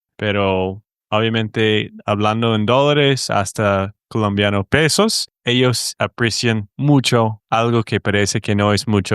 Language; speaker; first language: Spanish; non-native, fluent; English